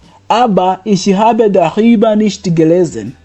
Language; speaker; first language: German; non-native, fluent; Kinyarwanda